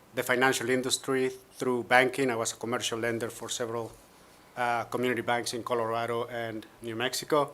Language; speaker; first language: English; non-native, fluent; Spanish